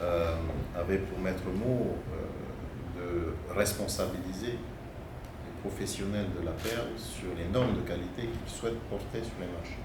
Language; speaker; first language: French; native; French